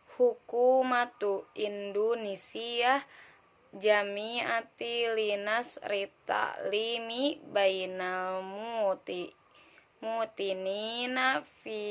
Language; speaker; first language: Arabic; non-native, learner; Indonesian